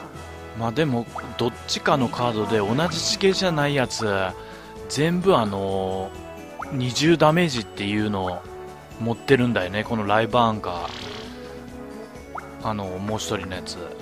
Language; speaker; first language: Japanese; native; Japanese